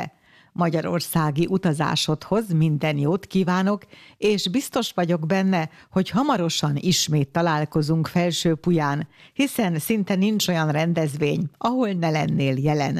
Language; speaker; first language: Hungarian; native; Hungarian